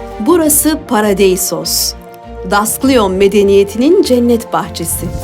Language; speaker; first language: Turkish; native; Turkish